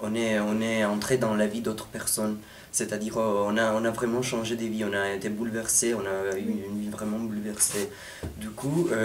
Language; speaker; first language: French; non-native, fluent; Italian